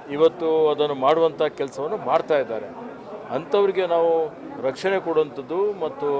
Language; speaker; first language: Kannada; native; Kannada